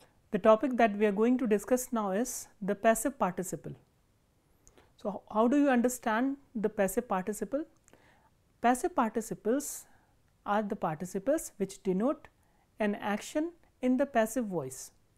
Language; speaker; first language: English; non-native, local second language; Hindi